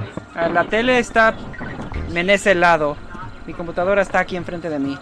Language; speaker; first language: Spanish; non-native, fluent; English